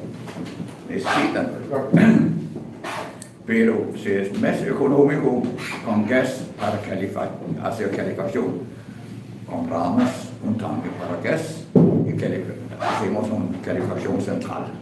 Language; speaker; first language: Spanish; non-native, fluent; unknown